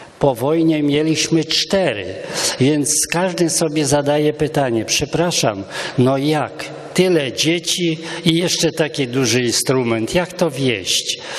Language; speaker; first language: Polish; non-native, local second language; Romany